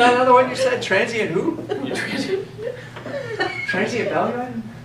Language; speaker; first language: English; native; English